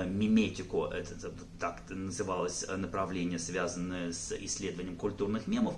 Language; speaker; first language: Russian; native; Russian